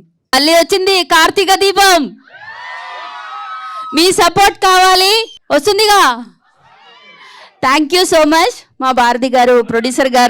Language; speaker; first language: Telugu; non-native, fluent; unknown